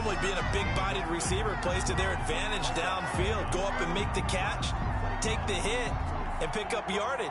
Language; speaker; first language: English; native; English